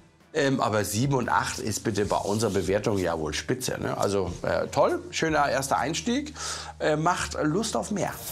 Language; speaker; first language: German; native; German